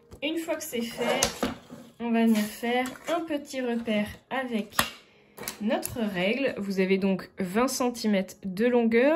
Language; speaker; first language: French; native; French